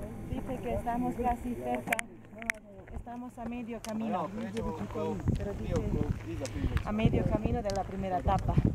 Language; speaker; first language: Spanish; non-native, fluent; Bosnian